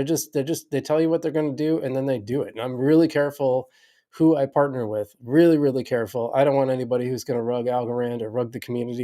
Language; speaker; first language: English; native; English